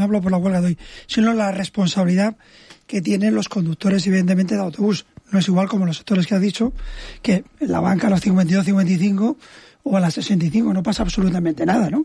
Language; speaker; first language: Spanish; native; Spanish